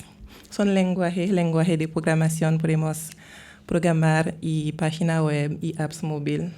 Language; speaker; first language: Spanish; non-native, fluent; Haitian Creole